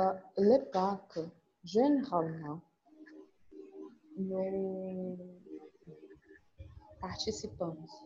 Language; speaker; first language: French; non-native, learner; Portuguese